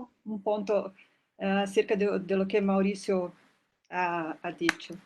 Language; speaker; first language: Spanish; non-native, fluent; Portuguese